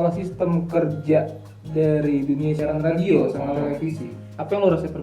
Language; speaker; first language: Indonesian; native; Indonesian